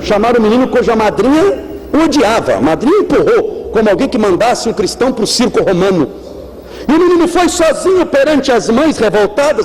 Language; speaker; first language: Portuguese; native; Portuguese